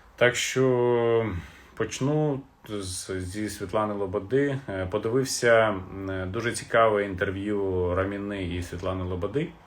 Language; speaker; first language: Ukrainian; non-native, local second language; Russian